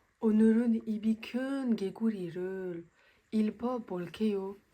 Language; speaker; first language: Korean; early bilingual, heritage; French